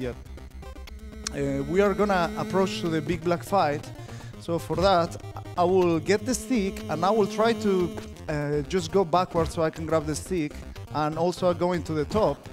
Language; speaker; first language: English; non-native, fluent; Spanish